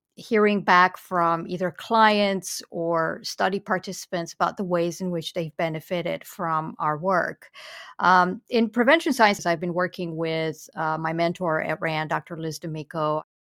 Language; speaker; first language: English; non-native, fluent; Romanian